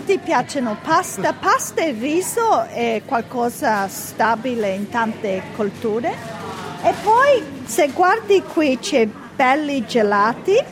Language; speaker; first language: Italian; early bilingual, heritage; Italian